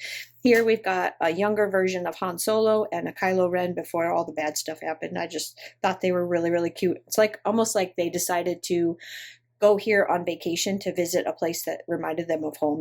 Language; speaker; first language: English; native; English